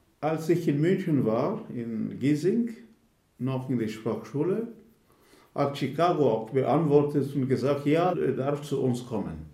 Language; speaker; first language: German; non-native, fluent; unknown